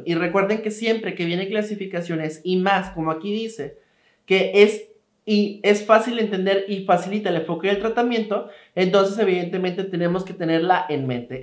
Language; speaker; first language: Spanish; native; Spanish